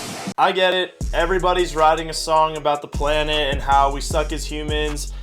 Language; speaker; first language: English; native; English